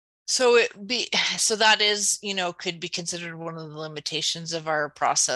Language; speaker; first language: English; native; English